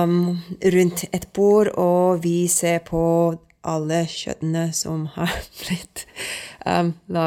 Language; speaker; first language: Norwegian; non-native, fluent; Swedish